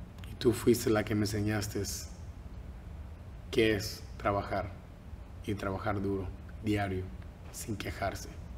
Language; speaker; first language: Spanish; early bilingual, heritage; Spanish